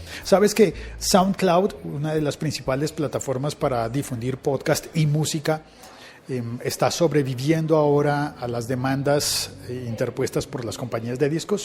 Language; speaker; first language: Spanish; native; Spanish